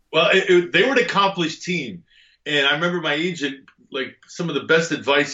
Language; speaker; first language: English; native; English